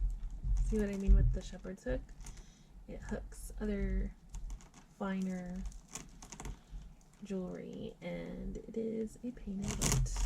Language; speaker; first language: English; native; English